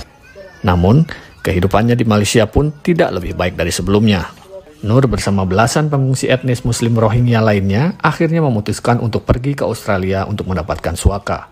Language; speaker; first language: Indonesian; native; Indonesian